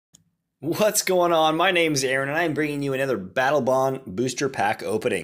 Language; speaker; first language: English; native; English